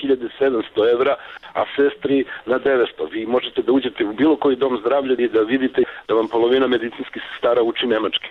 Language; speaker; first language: Serbian; native; Serbian